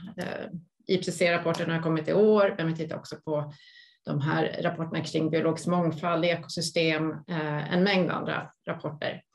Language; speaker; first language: Swedish; native; Swedish